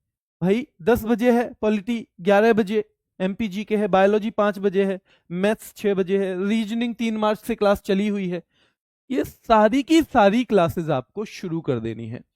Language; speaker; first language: Hindi; native; Hindi